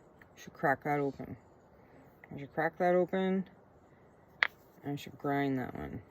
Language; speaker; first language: English; native; English